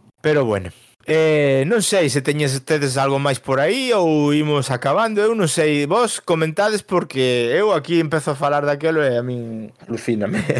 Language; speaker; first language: Galician; native; Galician